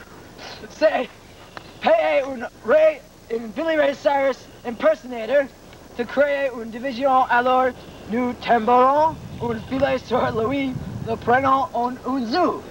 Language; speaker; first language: French; non-native, learner; English